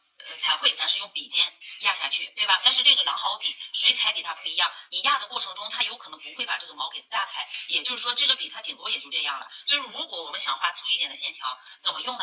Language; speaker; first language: Chinese; native; Chinese